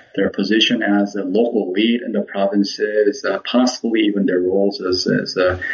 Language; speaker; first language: English; early bilingual, other home language; Korean